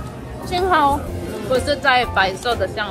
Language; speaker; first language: Chinese; non-native, learner; Korean